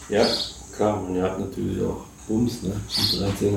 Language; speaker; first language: German; native; German